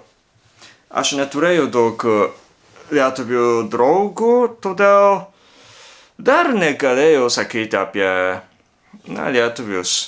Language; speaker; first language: Lithuanian; non-native, learner; Japanese